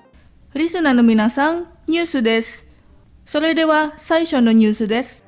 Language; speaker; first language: Japanese; non-native, fluent; Indonesian